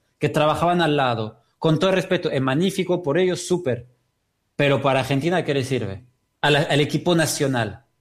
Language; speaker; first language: Spanish; non-native, fluent; French